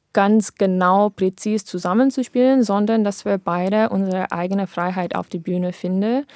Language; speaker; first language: German; non-native, fluent; English